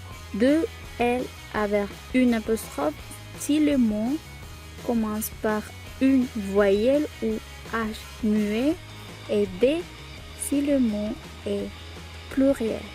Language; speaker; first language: French; non-native, fluent; Spanish